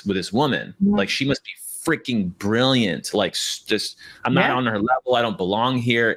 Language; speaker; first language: English; native; English